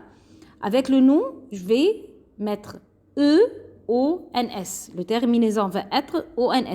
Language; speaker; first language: French; non-native, fluent; Arabic